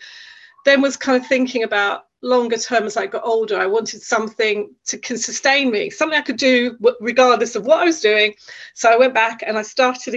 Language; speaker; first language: English; native; English